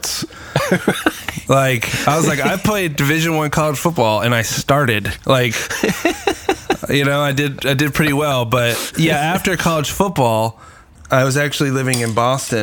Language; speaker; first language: English; native; English